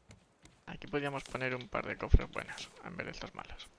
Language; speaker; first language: Spanish; native; Spanish